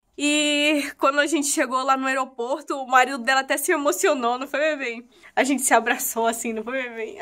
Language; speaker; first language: Portuguese; native; Portuguese